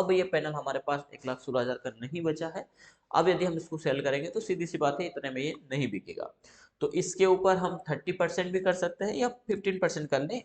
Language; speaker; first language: Hindi; native; Hindi